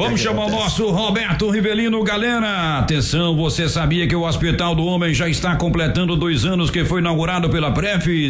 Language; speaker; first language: Portuguese; native; Portuguese